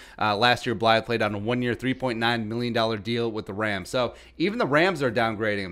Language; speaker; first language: English; native; English